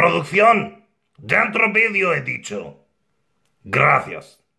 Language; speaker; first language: Spanish; native; Spanish